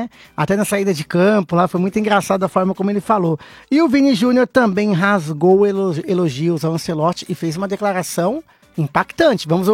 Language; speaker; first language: Portuguese; native; Portuguese